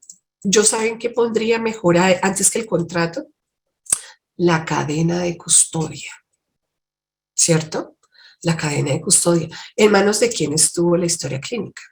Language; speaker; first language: Spanish; native; Spanish